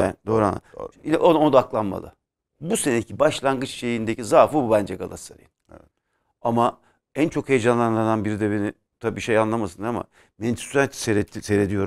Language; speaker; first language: Turkish; native; Turkish